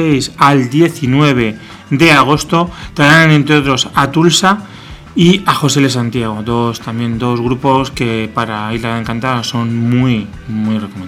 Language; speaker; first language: Spanish; native; Spanish